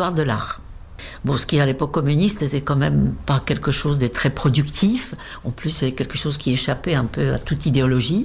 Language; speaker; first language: French; non-native, fluent; Czech